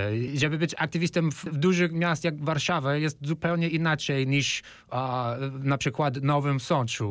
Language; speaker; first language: Polish; non-native, fluent; English